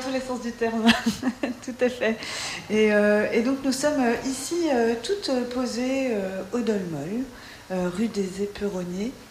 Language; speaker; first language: French; native; French